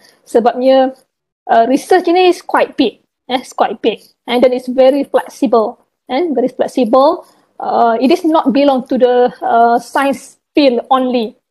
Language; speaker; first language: English; non-native, local second language; Malay